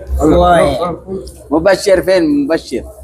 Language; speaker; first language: Arabic; non-native, learner; Bangla